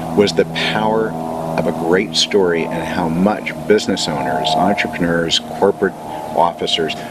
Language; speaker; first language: English; native; English